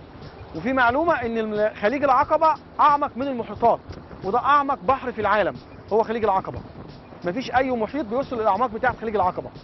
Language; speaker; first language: Arabic; native; Arabic